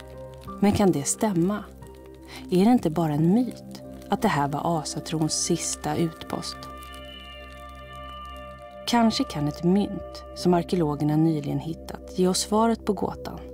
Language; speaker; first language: Swedish; native; Swedish